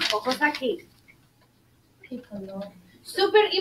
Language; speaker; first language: Spanish; non-native, fluent; English